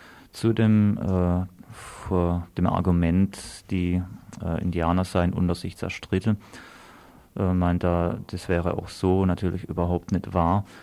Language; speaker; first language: German; native; German